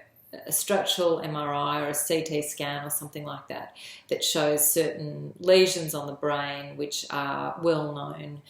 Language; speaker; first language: English; native; English